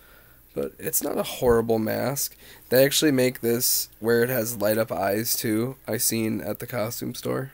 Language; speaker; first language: English; native; English